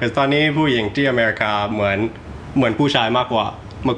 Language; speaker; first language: Thai; early bilingual, heritage; Thai